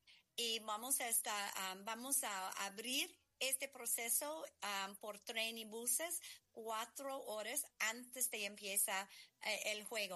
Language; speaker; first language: Spanish; non-native, learner; English